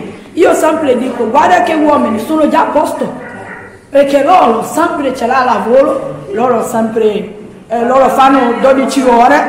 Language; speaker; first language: Italian; non-native, learner; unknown